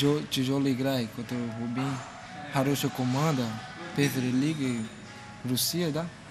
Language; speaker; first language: Russian; non-native, learner; Portuguese